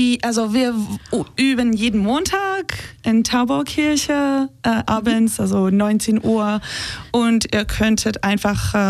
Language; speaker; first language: German; non-native, fluent; Hebrew